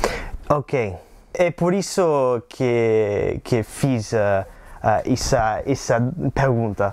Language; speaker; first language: Portuguese; non-native, learner; English